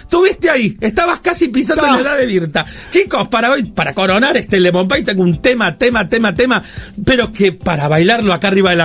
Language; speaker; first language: Spanish; native; Spanish